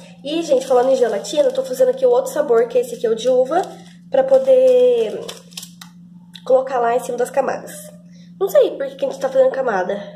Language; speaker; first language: Portuguese; native; Portuguese